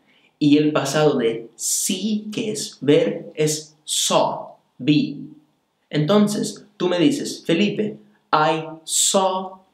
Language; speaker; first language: Spanish; non-native, fluent; Portuguese